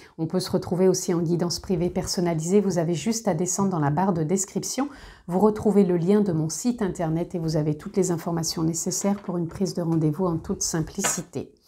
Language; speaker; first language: French; native; French